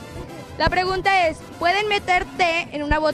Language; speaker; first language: Spanish; native; Spanish